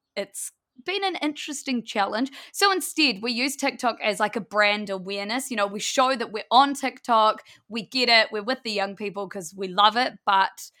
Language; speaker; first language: English; native; English